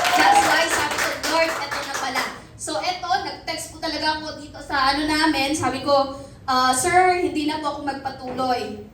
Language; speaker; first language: Filipino; non-native, local second language; Cebuano